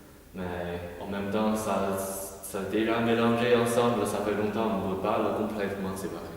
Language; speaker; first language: French; non-native, learner; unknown